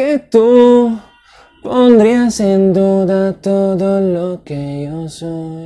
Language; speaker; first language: Spanish; non-native, fluent; Italian